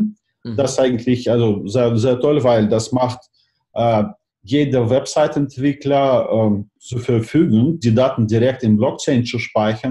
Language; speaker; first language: German; non-native, fluent; Russian